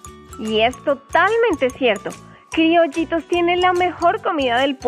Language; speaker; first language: Spanish; native; Spanish